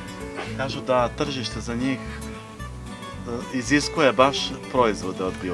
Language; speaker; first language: Bosnian; native; Bosnian